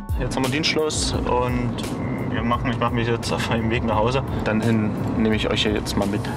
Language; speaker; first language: German; native; German